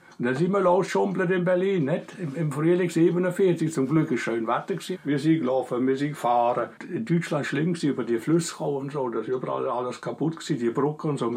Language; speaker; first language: German; native; German